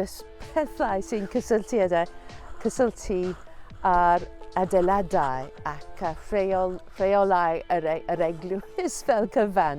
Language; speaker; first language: Welsh; non-native, fluent; English